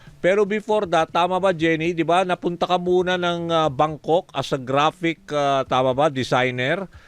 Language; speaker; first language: Filipino; native; Filipino